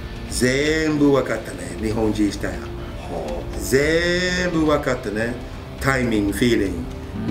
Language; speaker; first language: Japanese; non-native, learner; English